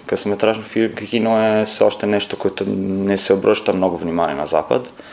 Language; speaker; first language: Bulgarian; non-native, fluent; Italian